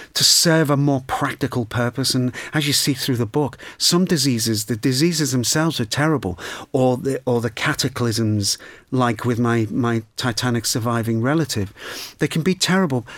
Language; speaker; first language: English; native; English